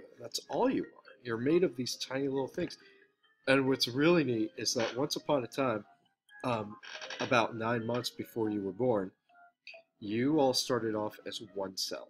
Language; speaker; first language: English; native; English